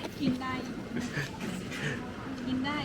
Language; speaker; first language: Thai; native; Thai